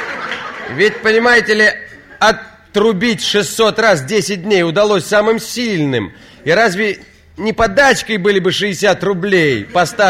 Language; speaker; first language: Russian; native; Russian